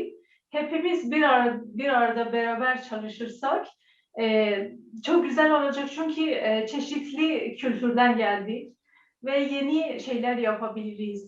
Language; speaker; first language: Turkish; non-native, learner; Persian